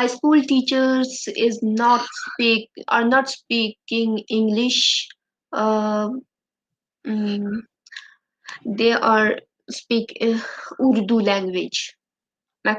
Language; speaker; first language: English; non-native, learner; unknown